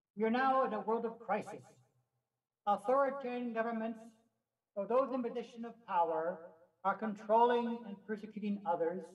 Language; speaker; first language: English; native; English